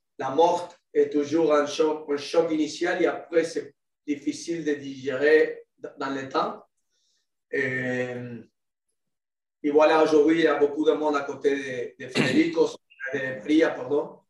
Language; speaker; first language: French; non-native, learner; Spanish